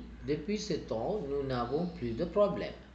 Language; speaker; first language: French; non-native, fluent; Tamil